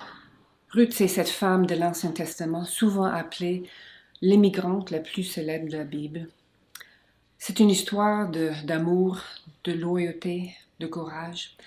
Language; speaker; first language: French; non-native, local second language; English